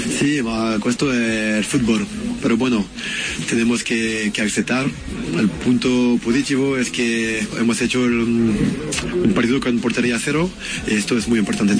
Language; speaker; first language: Spanish; non-native, fluent; French